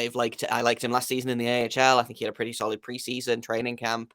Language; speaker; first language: English; native; English